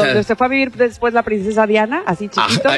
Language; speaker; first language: Spanish; native; Spanish